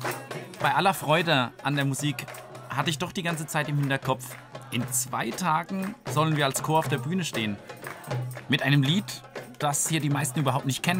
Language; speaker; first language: German; native; German